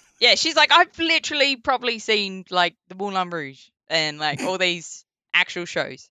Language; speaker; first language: English; native; English